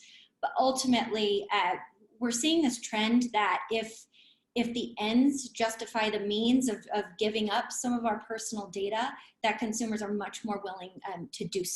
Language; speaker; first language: English; native; English